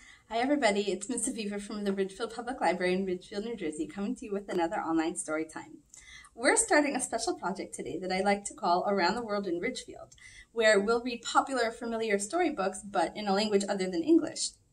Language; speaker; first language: English; native; English